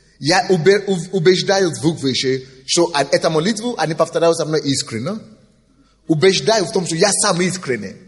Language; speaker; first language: Russian; non-native, fluent; Yoruba